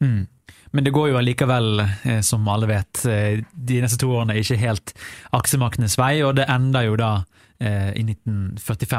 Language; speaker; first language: Norwegian; native; Norwegian